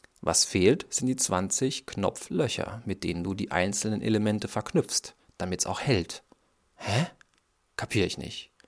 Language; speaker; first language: German; native; German